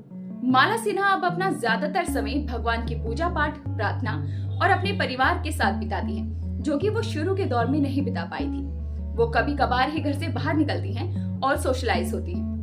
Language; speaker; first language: Hindi; native; Hindi